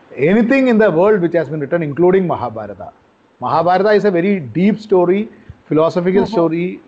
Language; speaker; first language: English; non-native, local second language; Malayalam